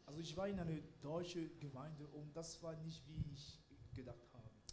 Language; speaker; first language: German; non-native, learner; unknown